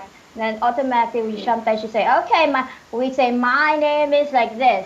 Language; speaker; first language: English; non-native, fluent; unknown